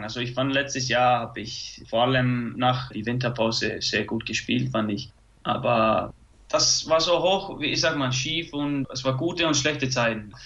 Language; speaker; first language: German; non-native, fluent; Icelandic